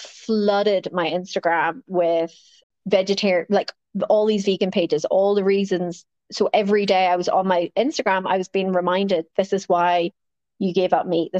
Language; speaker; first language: English; native; English